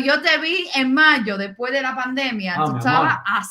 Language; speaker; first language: Spanish; non-native, learner; English